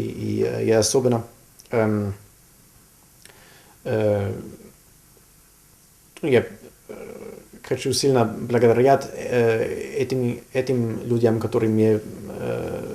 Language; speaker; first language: Russian; non-native, learner; German